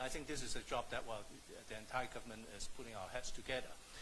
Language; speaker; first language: English; non-native, local second language; Cantonese